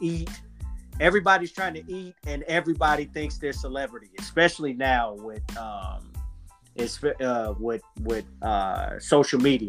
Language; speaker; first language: English; native; English